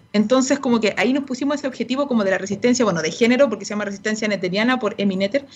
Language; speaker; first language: Spanish; native; Spanish